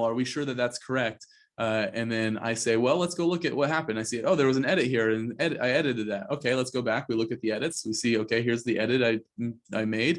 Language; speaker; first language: English; native; English